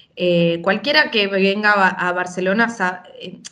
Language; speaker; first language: Spanish; native; Spanish